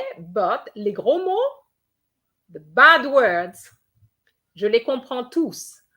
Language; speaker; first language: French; non-native, fluent; English